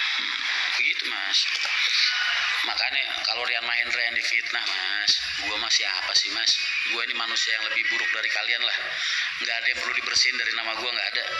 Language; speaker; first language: Indonesian; native; Indonesian